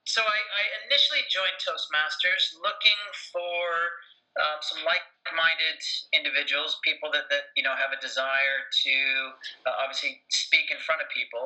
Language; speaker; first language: English; native; English